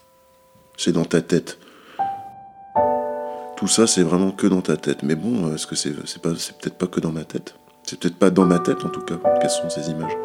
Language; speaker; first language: French; native; French